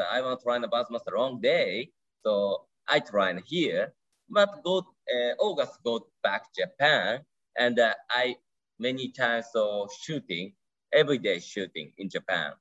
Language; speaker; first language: English; non-native, learner; Japanese